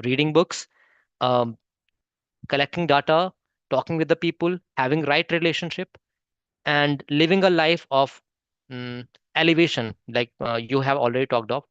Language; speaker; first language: English; non-native, local second language; Hindi